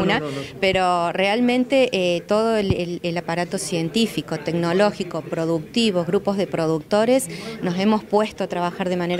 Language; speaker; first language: Spanish; native; Spanish